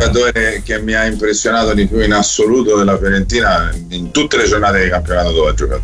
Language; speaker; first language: Italian; native; Italian